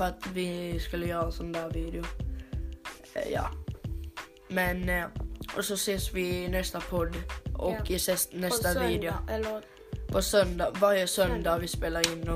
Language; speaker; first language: Swedish; native; Swedish